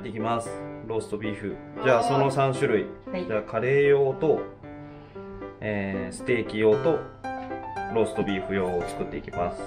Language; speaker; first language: Japanese; native; Japanese